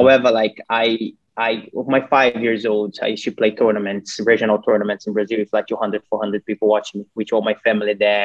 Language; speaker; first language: English; non-native, fluent; Portuguese